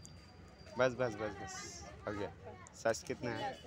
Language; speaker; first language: Hindi; non-native, learner; Bangla